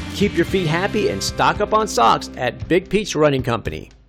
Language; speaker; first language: English; native; English